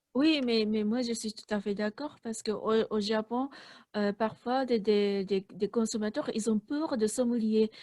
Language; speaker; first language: French; non-native, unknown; Japanese